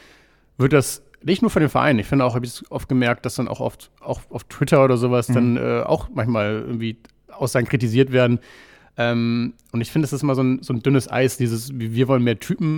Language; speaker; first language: German; native; German